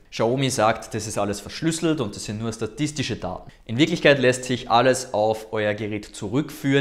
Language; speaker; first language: German; native; German